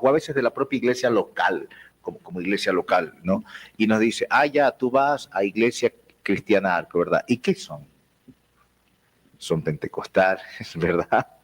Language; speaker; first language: Spanish; native; Spanish